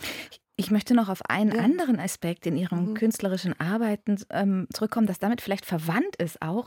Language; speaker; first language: German; native; German